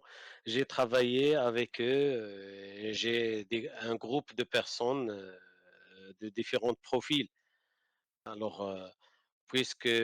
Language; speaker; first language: French; non-native, learner; Arabic